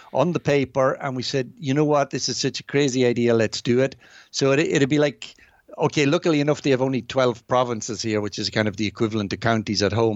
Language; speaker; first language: English; native; English